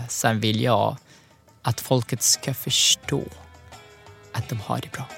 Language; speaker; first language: Swedish; non-native, learner; Arabic